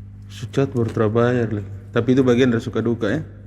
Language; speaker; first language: Malay; native; Malay